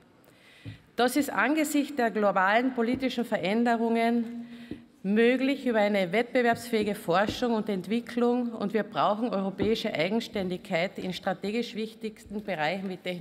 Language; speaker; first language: German; native; German